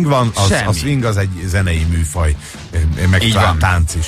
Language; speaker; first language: Hungarian; native; Hungarian